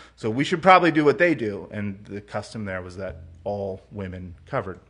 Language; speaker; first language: English; native; English